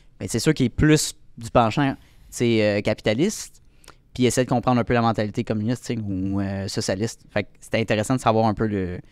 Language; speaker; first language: French; native; French